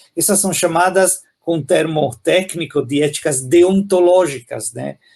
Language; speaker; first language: Portuguese; non-native, fluent; Italian